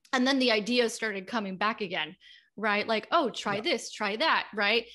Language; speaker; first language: English; native; English